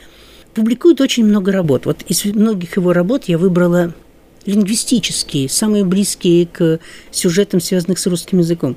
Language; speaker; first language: Russian; native; Russian